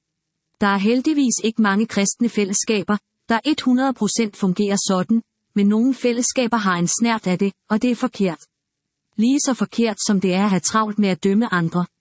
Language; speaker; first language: Danish; native; Danish